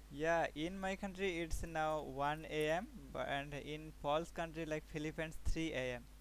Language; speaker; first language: English; non-native, learner; Bangla